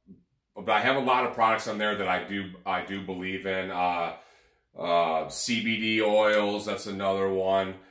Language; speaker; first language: English; native; English